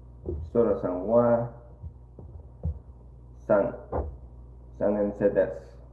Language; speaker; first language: Japanese; non-native, learner; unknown